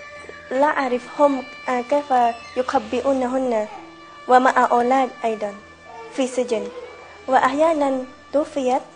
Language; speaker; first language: Arabic; non-native, learner; Malay